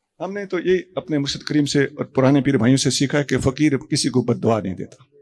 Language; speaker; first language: Urdu; non-native, local second language; Punjabi